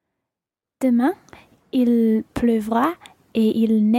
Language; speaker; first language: French; non-native, learner; English